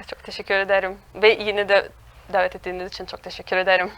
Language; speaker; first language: Turkish; non-native, fluent; Russian